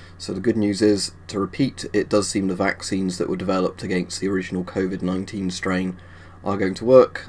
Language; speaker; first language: English; native; English